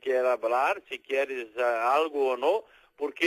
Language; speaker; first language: Spanish; non-native, fluent; Portuguese